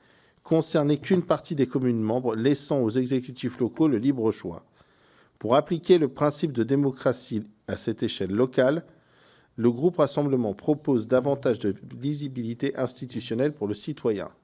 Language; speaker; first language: French; native; French